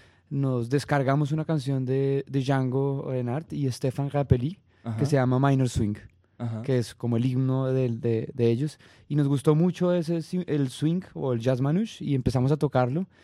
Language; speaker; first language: Spanish; native; Spanish